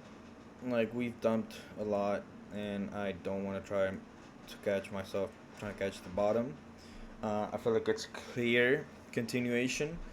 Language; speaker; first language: English; early bilingual, other home language; Spanish